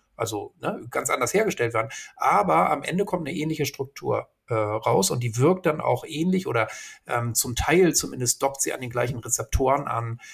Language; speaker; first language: German; native; German